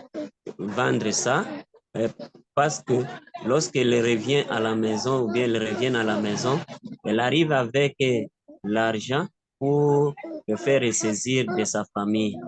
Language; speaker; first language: French; non-native, local second language; Swahili